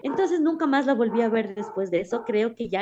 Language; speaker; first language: Spanish; native; Spanish